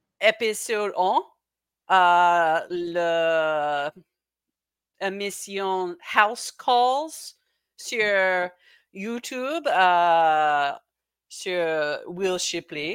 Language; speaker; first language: French; non-native, learner; English